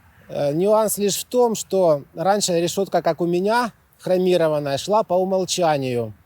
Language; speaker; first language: Russian; native; Russian